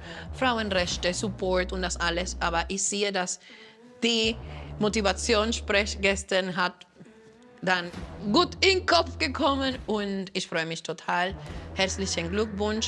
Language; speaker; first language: German; non-native, fluent; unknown